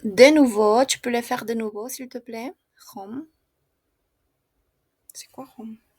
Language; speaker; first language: French; non-native, fluent; Spanish